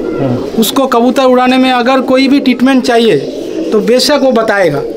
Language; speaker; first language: Hindi; non-native, local second language; Bangla